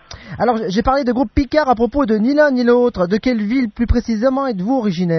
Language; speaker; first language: French; native; French